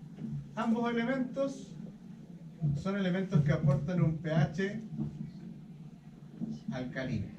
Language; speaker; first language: Spanish; native; Spanish